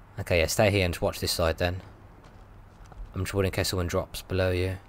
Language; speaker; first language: English; native; English